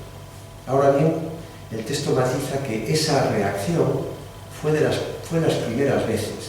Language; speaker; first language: Spanish; native; Spanish